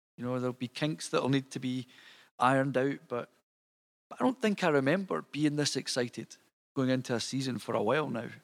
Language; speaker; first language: English; native; English